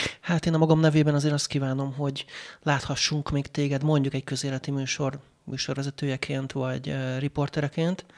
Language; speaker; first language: Hungarian; native; Hungarian